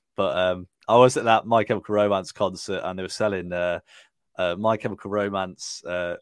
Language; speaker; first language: English; native; English